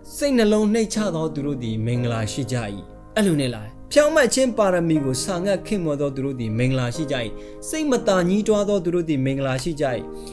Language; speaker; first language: Burmese; non-native, local second language; Hakha Chin